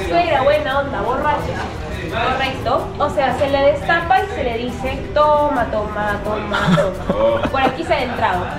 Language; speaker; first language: Spanish; native; Spanish